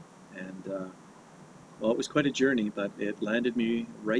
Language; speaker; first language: English; native; English